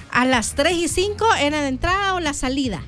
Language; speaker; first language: Spanish; native; Spanish